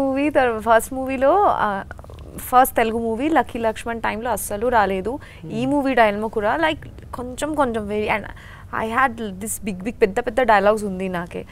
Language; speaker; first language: Telugu; non-native, learner; Bangla